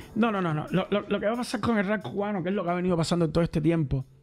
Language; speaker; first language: Spanish; native; Spanish